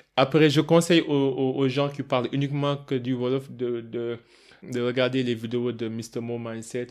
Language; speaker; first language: French; non-native, local second language; Wolof